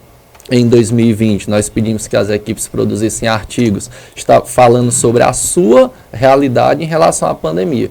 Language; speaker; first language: Portuguese; native; Portuguese